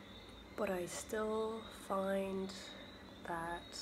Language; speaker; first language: English; native; English